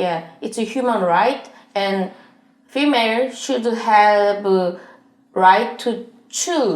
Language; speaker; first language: English; non-native, learner; Korean